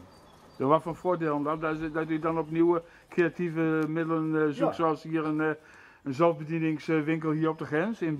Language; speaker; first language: Dutch; native; Dutch